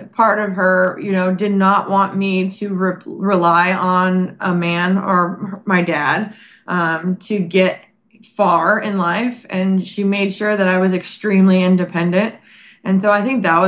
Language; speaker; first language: English; native; English